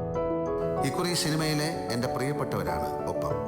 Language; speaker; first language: Malayalam; native; Malayalam